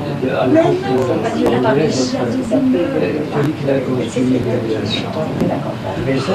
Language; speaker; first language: French; non-native, learner; Persian